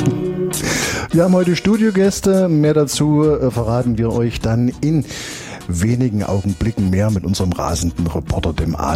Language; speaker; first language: German; native; German